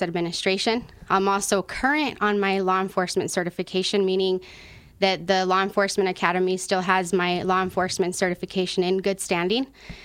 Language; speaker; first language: English; non-native, local second language; Spanish